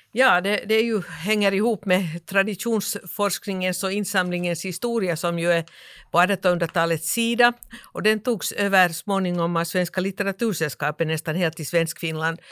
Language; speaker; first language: Swedish; native; Swedish